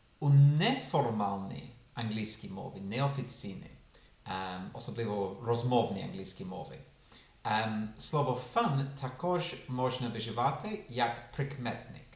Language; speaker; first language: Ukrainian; non-native, fluent; English